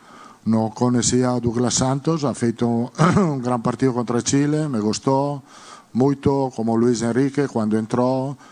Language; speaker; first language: Portuguese; non-native, learner; Spanish